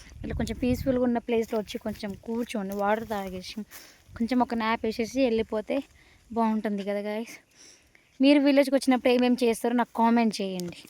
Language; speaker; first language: Telugu; non-native, local second language; Lambadi